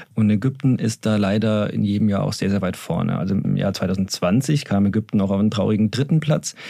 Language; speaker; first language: German; native; German